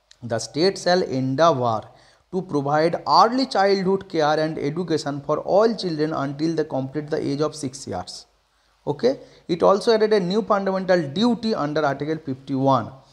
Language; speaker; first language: English; non-native, local second language; Bangla